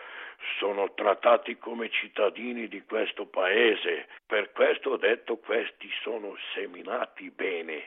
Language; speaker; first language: Italian; non-native, learner; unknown